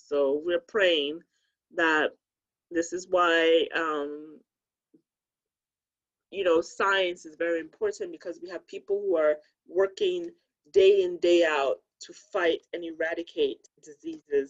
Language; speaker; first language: English; non-native, local second language; Akan